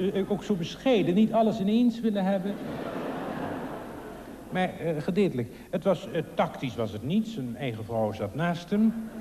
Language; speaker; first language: Dutch; native; Dutch